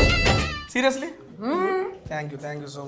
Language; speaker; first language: Telugu; native; Telugu